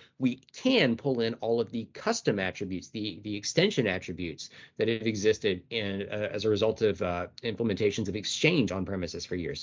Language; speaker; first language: English; native; English